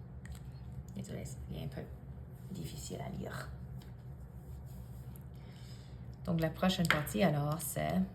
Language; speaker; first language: French; non-native, fluent; English